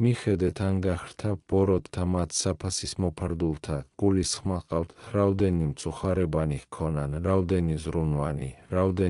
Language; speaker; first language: Georgian; native; Georgian